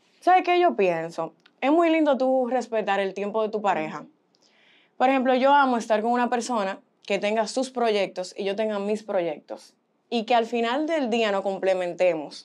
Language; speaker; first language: Spanish; early bilingual, heritage; Spanish